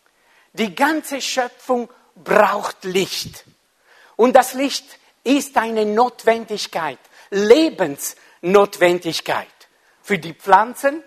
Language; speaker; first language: German; non-native, fluent; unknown